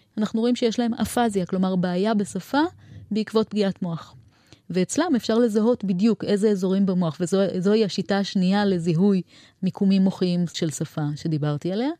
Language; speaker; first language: Hebrew; native; Hebrew